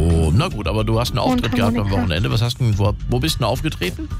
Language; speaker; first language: German; native; German